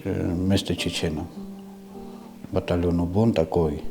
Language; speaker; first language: Russian; non-native, learner; Georgian